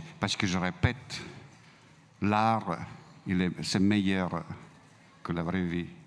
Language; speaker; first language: French; non-native, fluent; Croatian